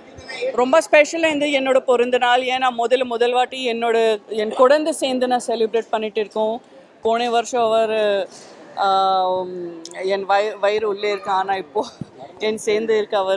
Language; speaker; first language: Tamil; non-native, local second language; Gujarati